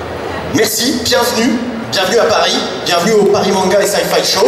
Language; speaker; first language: French; native; French